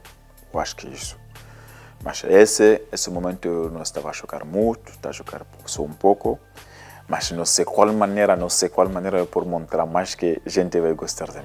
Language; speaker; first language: Portuguese; non-native, learner; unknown